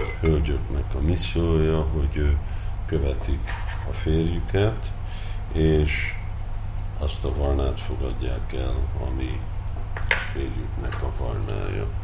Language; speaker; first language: Hungarian; early bilingual, heritage; Hungarian